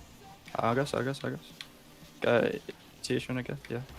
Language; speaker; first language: Welsh; non-native, local second language; English